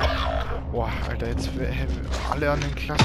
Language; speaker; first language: German; native; German